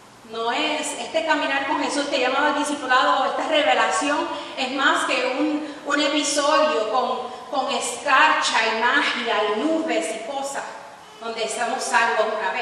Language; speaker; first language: Spanish; early bilingual, heritage; Spanish